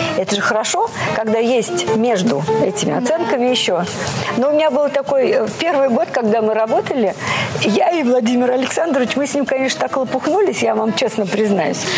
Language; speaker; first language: Russian; native; Russian